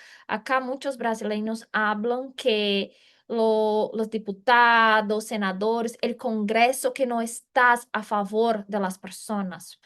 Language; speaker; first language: Spanish; non-native, fluent; Portuguese